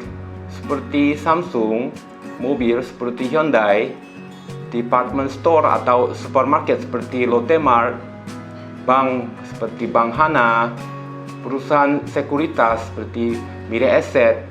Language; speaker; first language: Indonesian; non-native, fluent; Korean